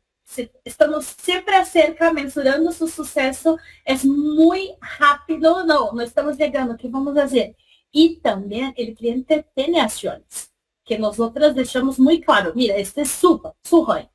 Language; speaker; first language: Spanish; non-native, fluent; Portuguese